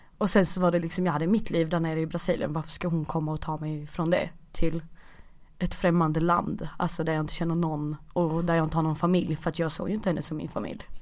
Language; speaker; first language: Swedish; early bilingual, other home language; Portuguese